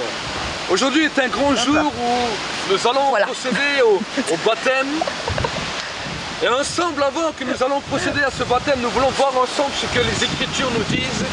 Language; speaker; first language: French; native; French